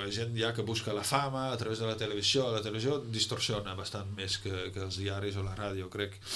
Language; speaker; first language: Catalan; non-native, fluent; Dutch